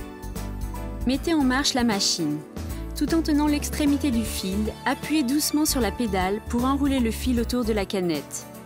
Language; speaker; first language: French; native; French